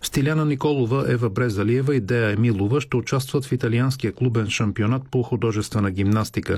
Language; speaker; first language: Bulgarian; native; Bulgarian